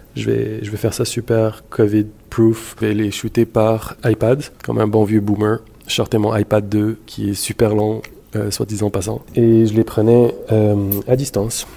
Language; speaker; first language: French; native; French